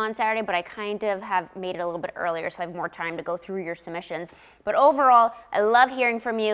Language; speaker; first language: English; native; English